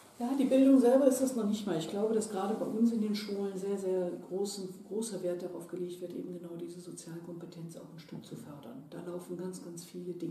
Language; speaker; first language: German; native; German